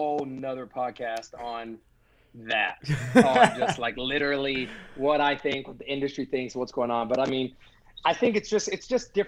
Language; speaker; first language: English; native; English